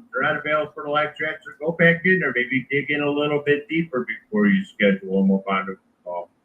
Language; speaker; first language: English; native; English